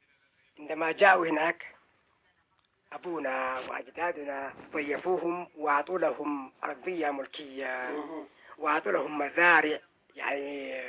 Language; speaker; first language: Arabic; non-native, fluent; Oromo